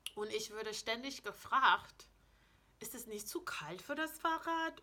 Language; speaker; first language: German; non-native, fluent; English